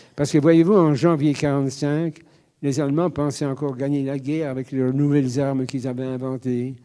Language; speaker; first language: French; native; French